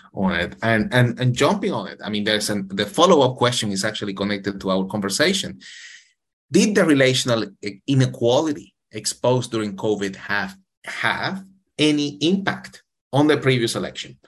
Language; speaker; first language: English; non-native, fluent; Spanish